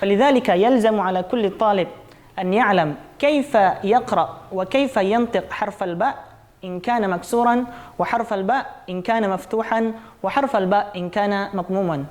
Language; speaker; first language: Arabic; non-native, fluent; Indonesian